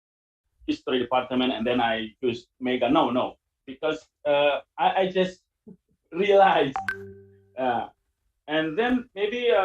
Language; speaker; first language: English; non-native, learner; Indonesian